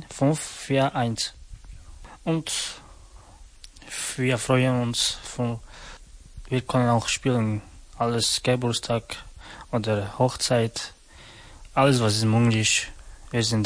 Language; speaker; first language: German; non-native, learner; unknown